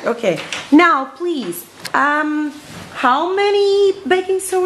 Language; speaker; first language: English; non-native, fluent; Russian